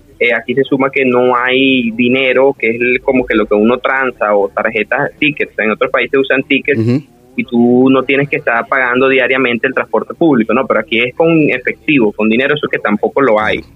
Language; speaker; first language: Spanish; native; Spanish